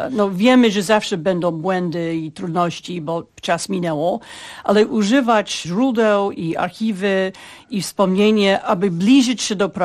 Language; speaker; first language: Polish; non-native, fluent; English